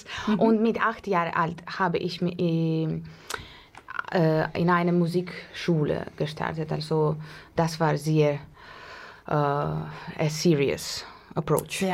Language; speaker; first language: German; non-native, fluent; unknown